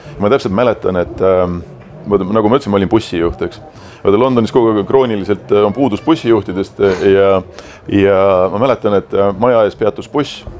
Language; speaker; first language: Estonian; native; Estonian